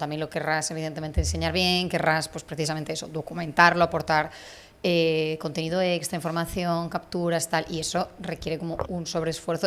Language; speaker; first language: Spanish; native; Spanish